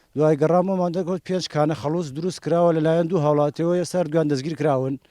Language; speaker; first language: Central Kurdish; native; Central Kurdish